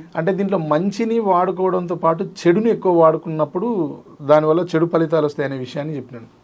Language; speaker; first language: Telugu; native; Telugu